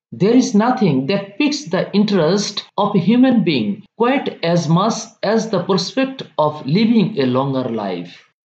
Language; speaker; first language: English; non-native, local second language; Bangla